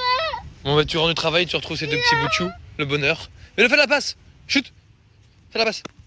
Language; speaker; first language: French; native; French